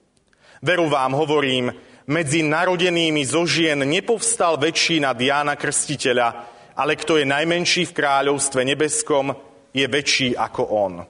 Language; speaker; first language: Slovak; native; Slovak